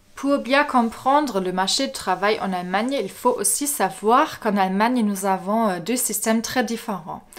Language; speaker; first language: French; non-native, fluent; German